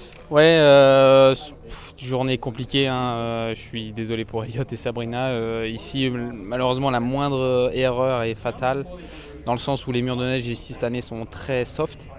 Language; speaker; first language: French; native; French